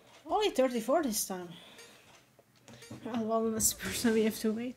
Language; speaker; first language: English; non-native, fluent; Hungarian